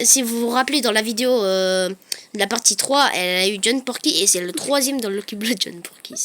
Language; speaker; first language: French; native; French